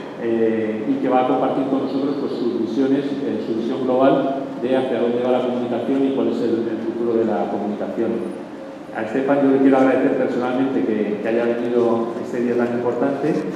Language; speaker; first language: Spanish; native; Spanish